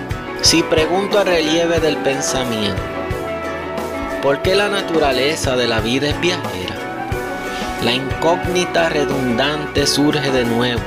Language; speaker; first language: Spanish; native; Spanish